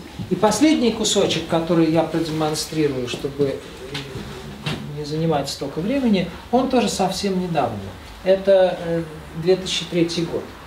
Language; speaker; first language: Russian; native; Russian